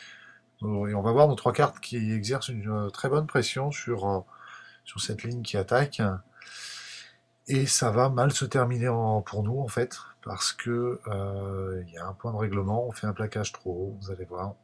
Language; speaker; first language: French; native; French